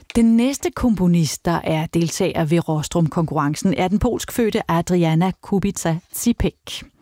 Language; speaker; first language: Danish; native; Danish